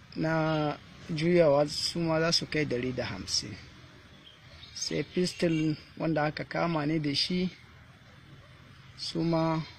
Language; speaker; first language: Hausa; non-native, local second language; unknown